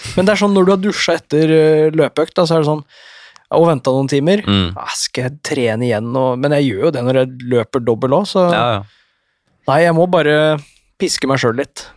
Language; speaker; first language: Norwegian; native; Norwegian